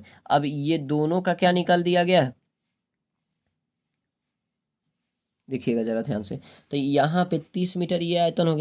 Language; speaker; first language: Hindi; native; Hindi